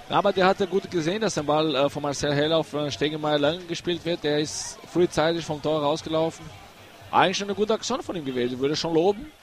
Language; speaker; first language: German; non-native, fluent; Portuguese